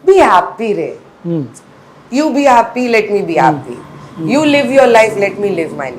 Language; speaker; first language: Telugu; non-native, fluent; Hindi